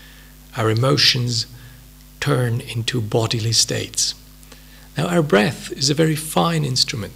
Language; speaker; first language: English; non-native, fluent; Swiss German